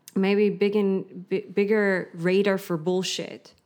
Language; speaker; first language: English; native; English